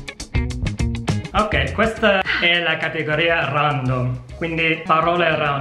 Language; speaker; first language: Italian; non-native, fluent; English